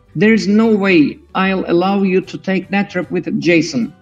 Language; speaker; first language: English; non-native, fluent; Turkish